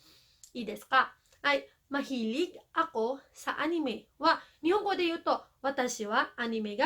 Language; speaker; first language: Japanese; non-native, fluent; Filipino